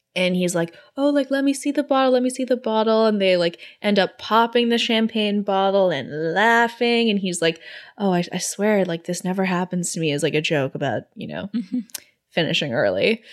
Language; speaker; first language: English; native; English